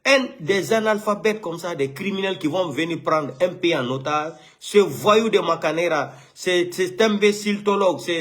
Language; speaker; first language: French; non-native, local second language; Fula